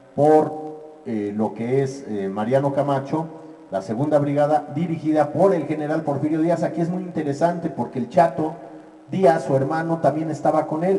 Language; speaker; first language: Spanish; native; Spanish